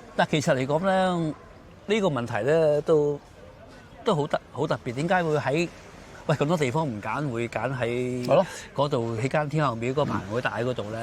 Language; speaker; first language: Cantonese; native; Cantonese